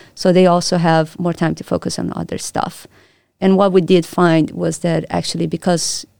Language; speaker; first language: English; non-native, fluent; Portuguese